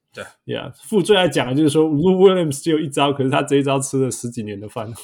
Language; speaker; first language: Chinese; native; Chinese